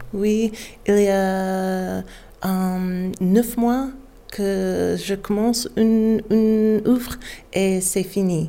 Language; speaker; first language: French; non-native, learner; English